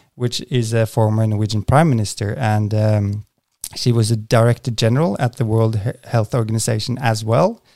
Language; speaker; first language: English; non-native, fluent; Norwegian